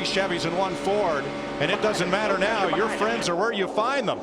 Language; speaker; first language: English; native; English